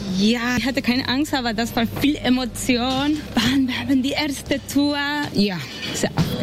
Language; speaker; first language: German; non-native, learner; Spanish